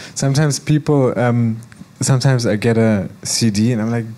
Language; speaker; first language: English; non-native, fluent; German